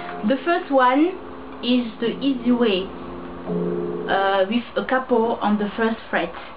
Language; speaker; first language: English; non-native, learner; French